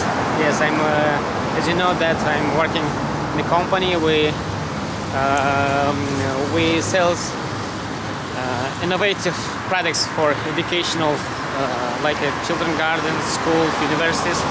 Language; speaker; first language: English; non-native, learner; Kazakh